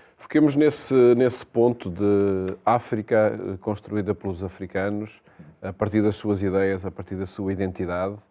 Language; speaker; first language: Portuguese; native; Portuguese